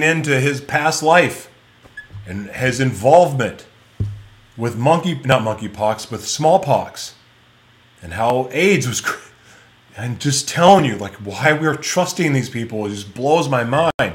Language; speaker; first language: English; native; English